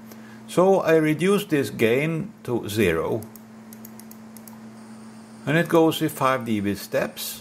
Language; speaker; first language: English; non-native, fluent; Swedish